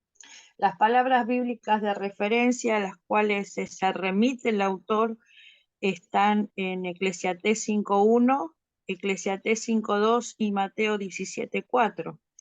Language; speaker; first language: Spanish; native; Spanish